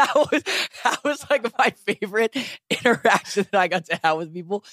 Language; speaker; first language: English; native; English